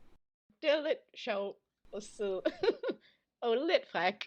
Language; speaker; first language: Danish; non-native, learner; English